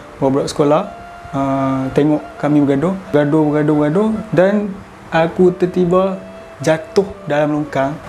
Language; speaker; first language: Malay; native; Malay